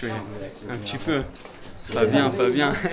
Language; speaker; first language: French; native; French